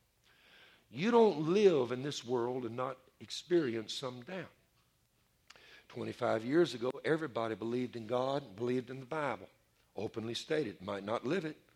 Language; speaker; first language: English; native; English